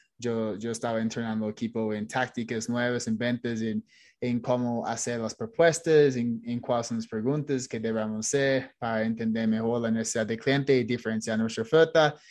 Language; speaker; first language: Spanish; non-native, fluent; English